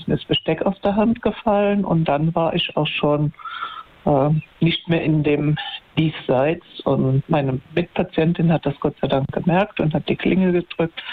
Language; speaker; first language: German; native; German